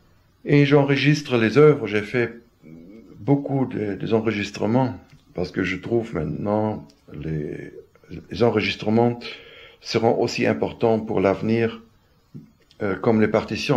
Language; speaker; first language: French; non-native, fluent; German